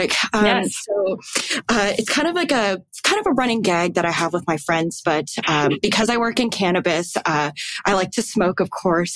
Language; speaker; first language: English; native; English